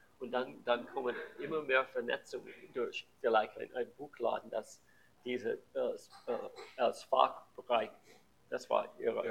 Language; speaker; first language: German; non-native, learner; English